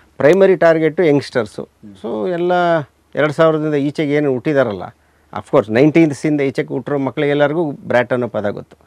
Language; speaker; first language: Kannada; native; Kannada